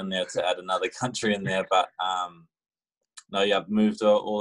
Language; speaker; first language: English; native; English